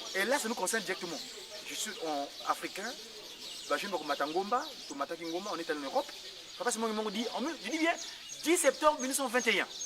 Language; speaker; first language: French; non-native, local second language; Kongo